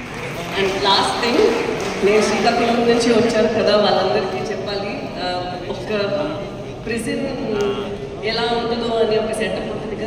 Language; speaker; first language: Telugu; non-native, local second language; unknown